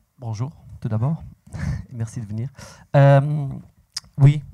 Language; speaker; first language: French; non-native, local second language; Dutch